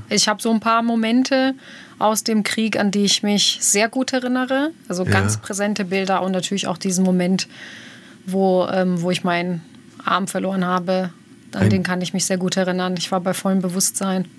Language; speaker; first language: German; early bilingual, other home language; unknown